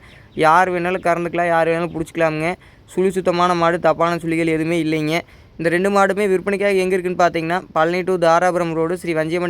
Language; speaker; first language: Tamil; native; Tamil